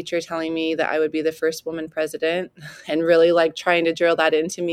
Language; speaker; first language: English; native; English